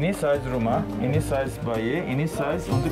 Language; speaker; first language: Indonesian; non-native, fluent; Turkish